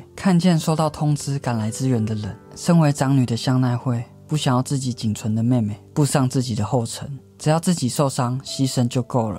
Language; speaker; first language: Chinese; native; Chinese